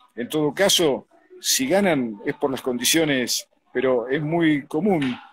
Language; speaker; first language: Spanish; native; Spanish